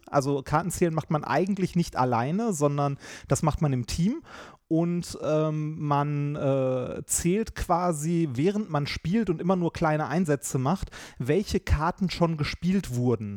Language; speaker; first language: German; native; German